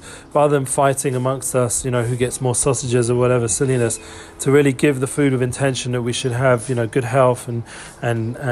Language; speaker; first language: English; native; English